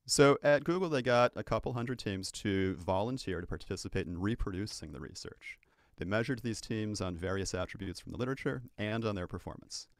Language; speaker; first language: English; native; English